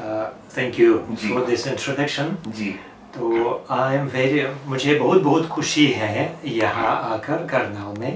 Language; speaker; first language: Hindi; non-native, fluent; Russian